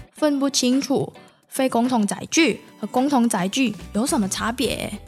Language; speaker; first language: Chinese; non-native, fluent; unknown